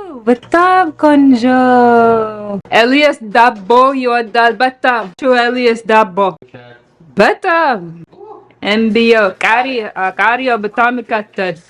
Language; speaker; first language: Amharic; non-native, learner; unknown